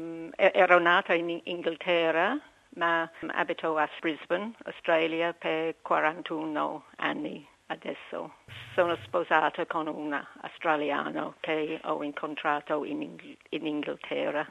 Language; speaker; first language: Italian; non-native, learner; English